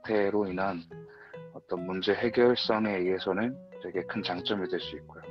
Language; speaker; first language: Korean; native; Korean